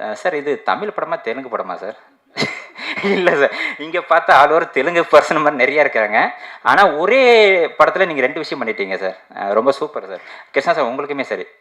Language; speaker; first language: Tamil; native; Tamil